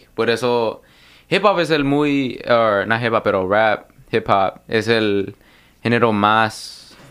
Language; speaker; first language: Spanish; early bilingual, heritage; Spanish